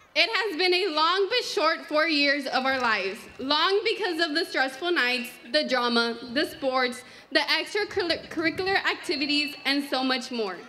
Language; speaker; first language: English; early bilingual, other home language; Spanish